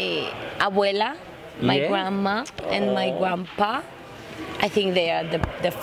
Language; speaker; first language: English; non-native, fluent; Spanish